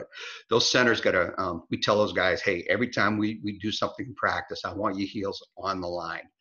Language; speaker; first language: English; native; English